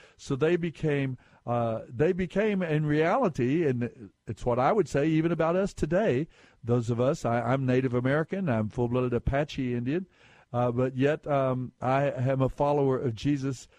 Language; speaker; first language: English; native; English